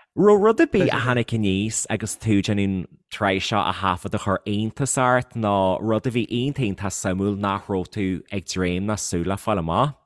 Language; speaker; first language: Irish; native; Irish